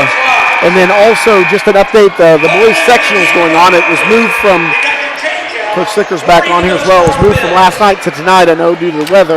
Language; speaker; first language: English; native; English